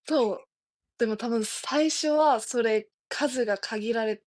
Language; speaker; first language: Japanese; non-native, fluent; Korean